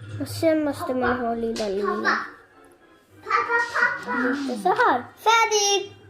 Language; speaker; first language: Swedish; early bilingual, other home language; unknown